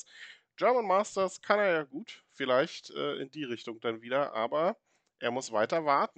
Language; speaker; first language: German; native; German